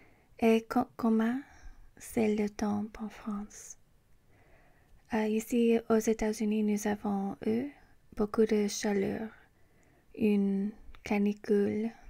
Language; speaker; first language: French; non-native, learner; English